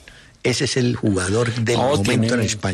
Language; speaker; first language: Spanish; native; Spanish